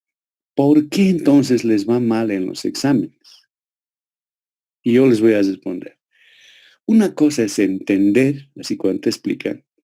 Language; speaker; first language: Spanish; native; Spanish